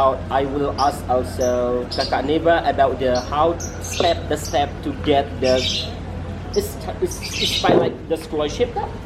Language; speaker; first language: English; non-native, fluent; Indonesian